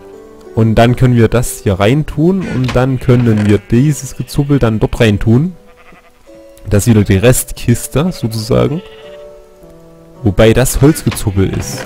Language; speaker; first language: German; native; German